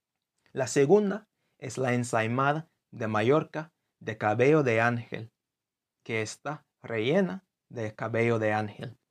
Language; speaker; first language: Spanish; non-native, fluent; English